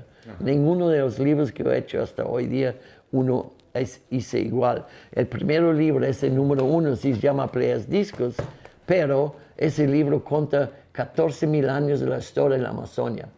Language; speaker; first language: Spanish; non-native, fluent; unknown